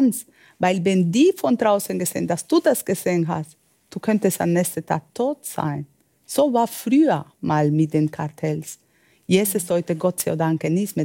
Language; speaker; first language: German; non-native, learner; Spanish